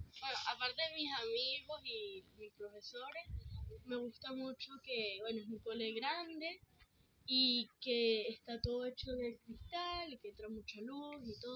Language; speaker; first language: Spanish; early bilingual, heritage; Spanish